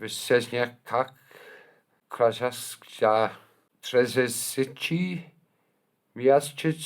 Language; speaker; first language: Polish; non-native, learner; English